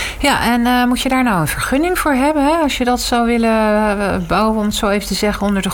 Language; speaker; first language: Dutch; native; Dutch